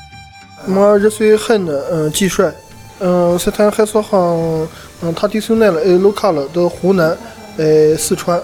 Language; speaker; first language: French; non-native, learner; Chinese